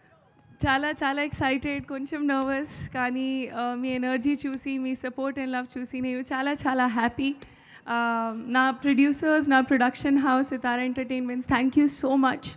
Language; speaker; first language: Telugu; non-native, local second language; Hindi